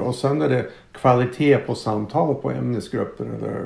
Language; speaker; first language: Swedish; non-native, fluent; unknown